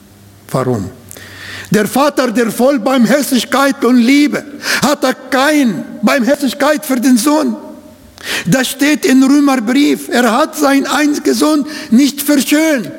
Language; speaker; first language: German; non-native, fluent; Arabic